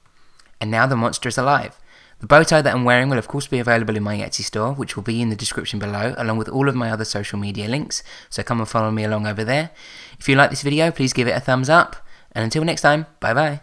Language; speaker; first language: English; native; English